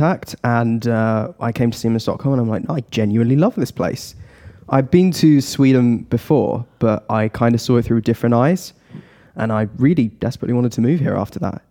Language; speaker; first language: English; native; English